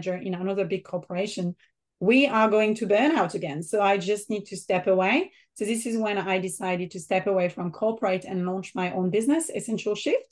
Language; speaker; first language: English; non-native, fluent; French